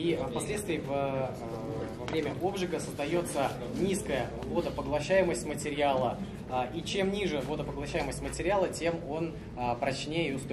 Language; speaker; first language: Russian; native; Russian